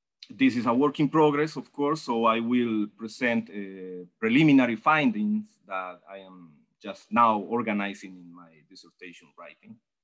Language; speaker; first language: English; non-native, fluent; Spanish